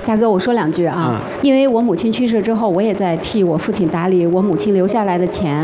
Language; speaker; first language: Chinese; native; Chinese